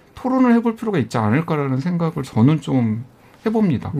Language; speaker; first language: Korean; native; Korean